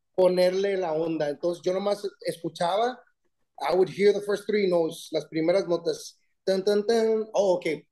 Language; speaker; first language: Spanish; early bilingual, heritage; Spanish